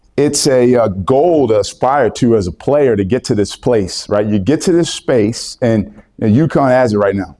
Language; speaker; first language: English; native; English